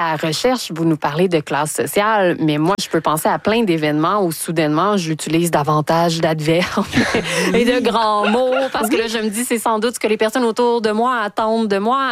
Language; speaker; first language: French; native; French